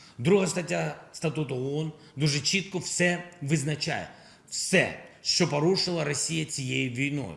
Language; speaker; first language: Ukrainian; non-native, local second language; Russian